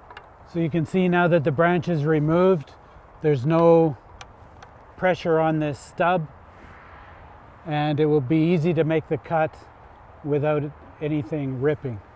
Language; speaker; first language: English; native; English